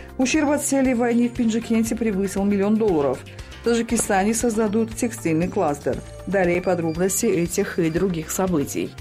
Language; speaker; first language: Russian; non-native, local second language; Tajik